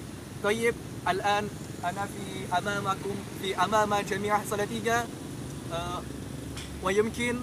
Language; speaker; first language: Arabic; non-native, learner; Indonesian